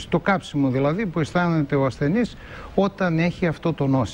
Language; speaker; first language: Greek; native; Greek